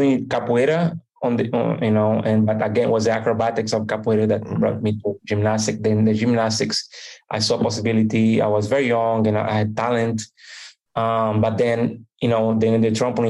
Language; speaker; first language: English; non-native, fluent; Portuguese